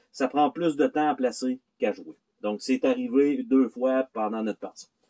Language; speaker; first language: French; native; French